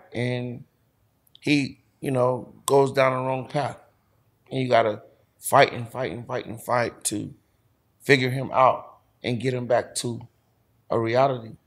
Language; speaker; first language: English; native; English